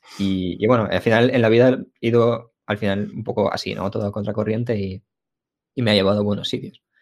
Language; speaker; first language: Spanish; early bilingual, other home language; Ukrainian